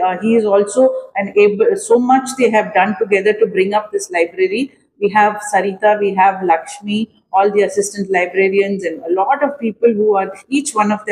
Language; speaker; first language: English; non-native, local second language; Tamil